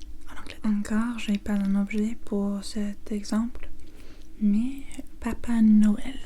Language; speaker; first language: French; non-native, learner; English